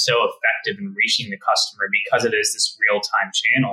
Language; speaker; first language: English; native; English